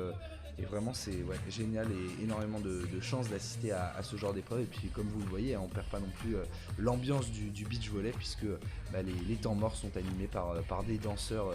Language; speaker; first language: French; native; French